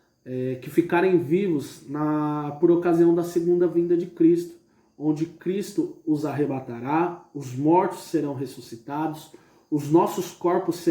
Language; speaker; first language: Portuguese; native; Portuguese